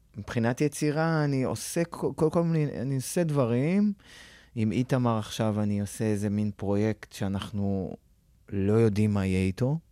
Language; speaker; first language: Hebrew; native; Hebrew